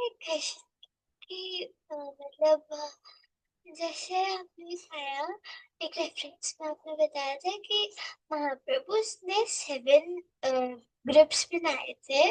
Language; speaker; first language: Hindi; native; Hindi